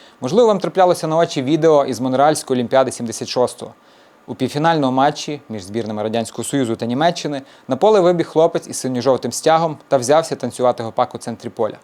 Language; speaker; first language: Ukrainian; native; Ukrainian